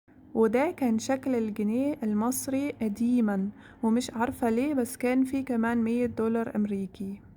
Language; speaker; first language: Arabic; non-native, fluent; German